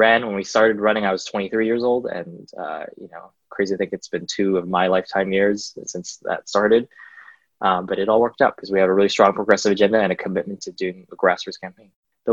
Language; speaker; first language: English; native; English